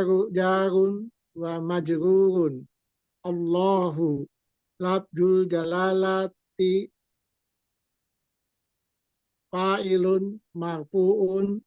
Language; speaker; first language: Arabic; non-native, learner; Indonesian